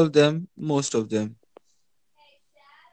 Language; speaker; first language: English; non-native, local second language; Hindi